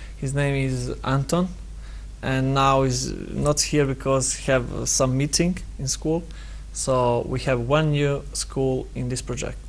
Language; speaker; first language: English; non-native, learner; Serbian